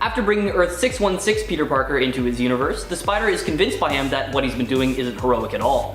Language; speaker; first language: English; native; English